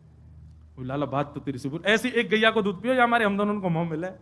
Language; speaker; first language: Hindi; native; Hindi